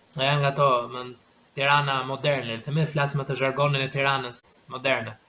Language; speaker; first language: Albanian; native; Albanian